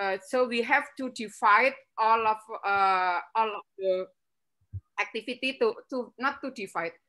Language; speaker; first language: English; non-native, fluent; Javanese